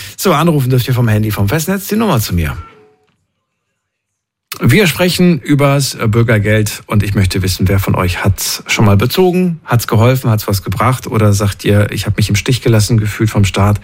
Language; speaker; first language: German; native; German